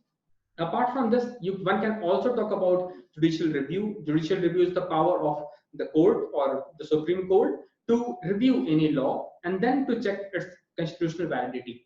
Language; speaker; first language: English; non-native, local second language; Hindi